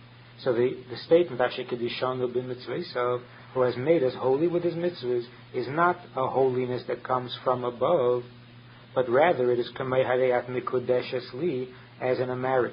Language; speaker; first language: English; native; English